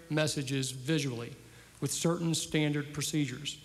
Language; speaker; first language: English; native; English